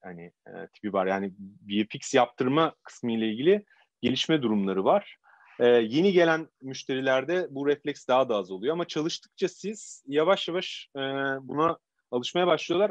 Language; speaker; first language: Turkish; native; Turkish